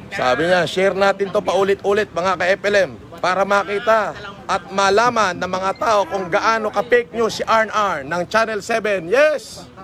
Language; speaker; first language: Filipino; native; Filipino